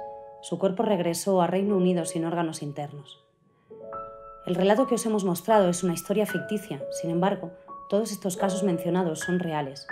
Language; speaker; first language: Spanish; native; Spanish